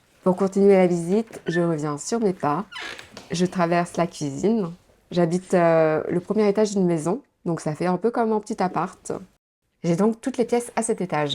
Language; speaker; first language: French; native; French